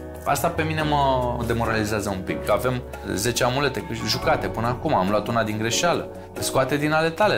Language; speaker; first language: Romanian; native; Romanian